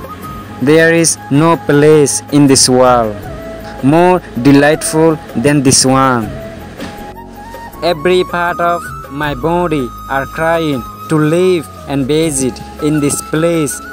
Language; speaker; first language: English; non-native, local second language; Rohingya